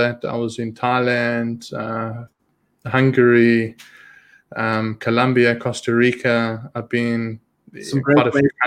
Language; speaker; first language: English; native; English